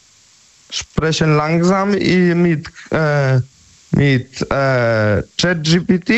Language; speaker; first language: German; non-native, learner; Polish